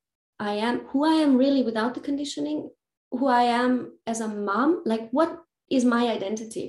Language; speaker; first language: English; non-native, fluent; German